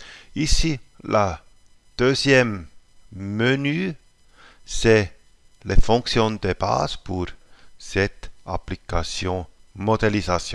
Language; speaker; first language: French; non-native, local second language; German